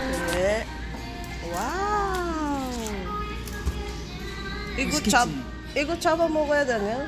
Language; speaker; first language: Korean; non-native, learner; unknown